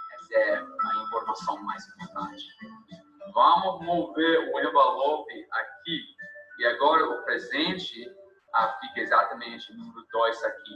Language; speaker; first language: Portuguese; non-native, fluent; English